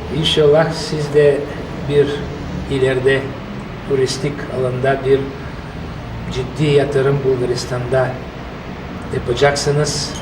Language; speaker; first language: Turkish; non-native, fluent; Bulgarian